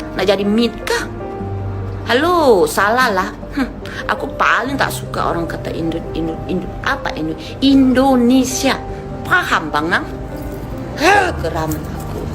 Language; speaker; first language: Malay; non-native, fluent; Indonesian